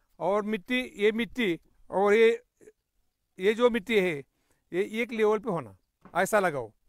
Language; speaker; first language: Hindi; non-native, local second language; Marathi